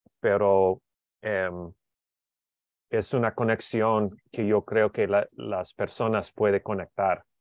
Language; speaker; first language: Spanish; non-native, learner; English